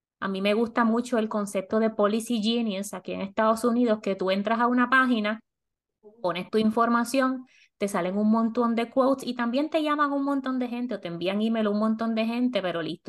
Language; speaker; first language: Spanish; native; Spanish